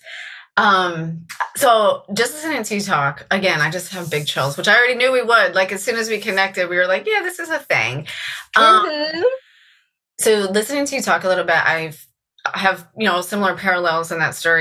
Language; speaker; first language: English; native; English